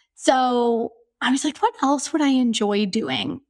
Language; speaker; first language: English; native; English